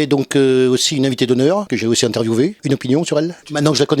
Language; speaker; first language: French; native; French